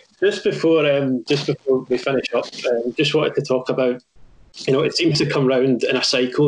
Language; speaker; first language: English; native; English